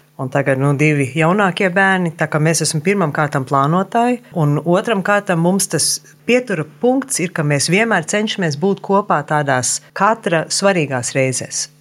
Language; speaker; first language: Latvian; early bilingual, heritage; Latvian